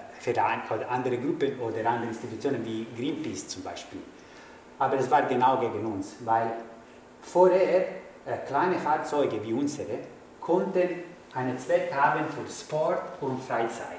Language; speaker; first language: German; non-native, fluent; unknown